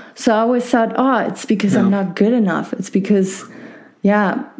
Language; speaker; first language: English; non-native, fluent; German